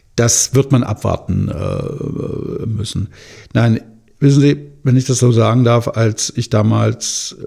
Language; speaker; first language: German; native; German